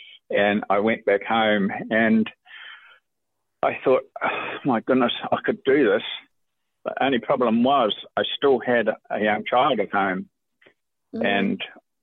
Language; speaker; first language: English; native; English